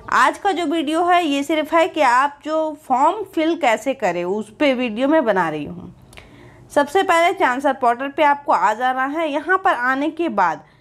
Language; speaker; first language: Hindi; native; Hindi